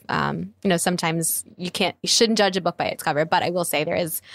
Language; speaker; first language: English; native; English